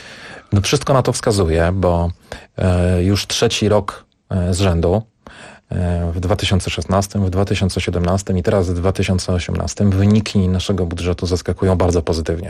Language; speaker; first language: Polish; native; Polish